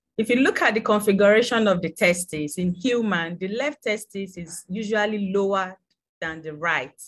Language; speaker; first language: English; non-native, local second language; Yoruba